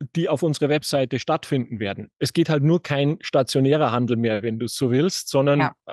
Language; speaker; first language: German; native; German